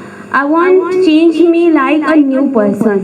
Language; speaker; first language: English; non-native, learner; Hindi